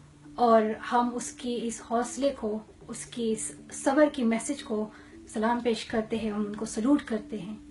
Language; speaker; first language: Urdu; non-native, local second language; Pashto